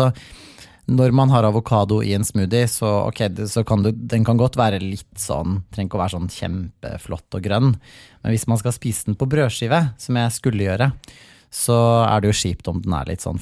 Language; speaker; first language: Norwegian; native; Norwegian